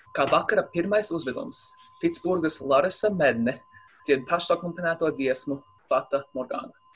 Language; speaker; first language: Latvian; early bilingual, heritage; Latvian